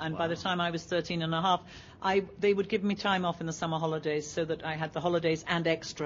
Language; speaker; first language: English; native; English